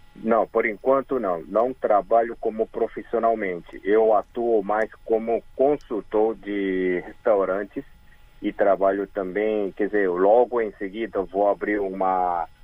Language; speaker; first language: Portuguese; early bilingual, other home language; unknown